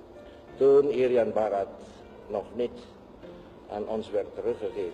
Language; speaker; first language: Dutch; non-native, local second language; Javanese